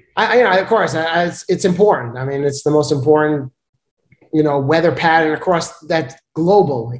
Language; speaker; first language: English; native; English